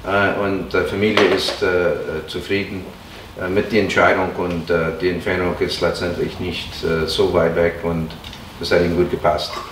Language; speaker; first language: German; non-native, fluent; English